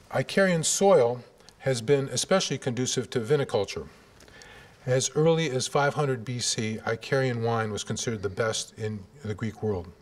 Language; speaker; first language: English; native; English